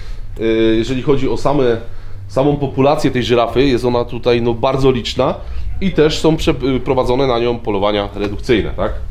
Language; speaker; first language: Polish; native; Polish